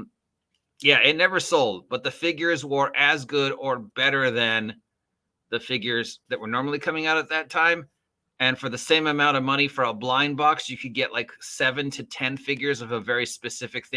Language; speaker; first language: English; native; English